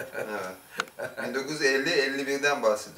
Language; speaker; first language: Turkish; native; Turkish